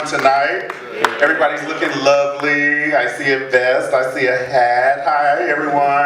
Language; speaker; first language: English; native; English